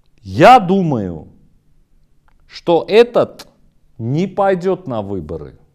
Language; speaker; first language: Russian; non-native, local second language; Armenian